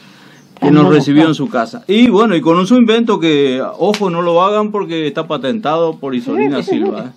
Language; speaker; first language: Spanish; native; Spanish